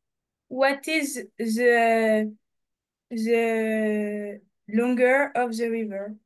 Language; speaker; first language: English; non-native, learner; French